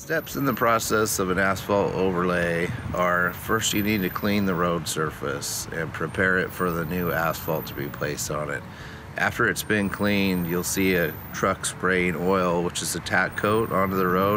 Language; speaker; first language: English; native; English